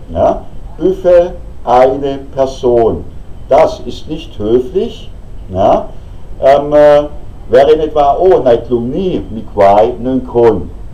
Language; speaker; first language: German; native; German